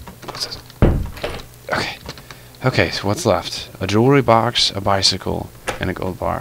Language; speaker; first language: English; native; English